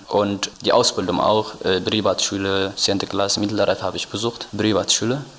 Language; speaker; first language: German; non-native, learner; Tigrinya